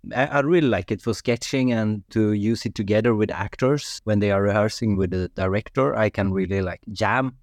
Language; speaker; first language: English; non-native, fluent; Swedish